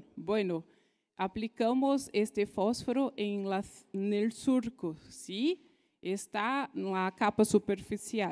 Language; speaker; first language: Spanish; non-native, fluent; Portuguese